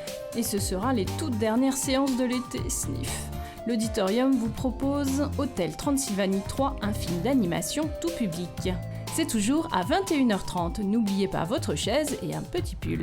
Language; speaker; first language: French; native; French